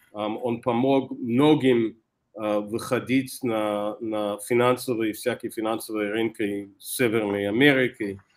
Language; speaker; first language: Russian; non-native, fluent; English